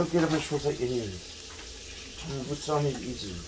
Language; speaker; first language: Chinese; non-native, learner; English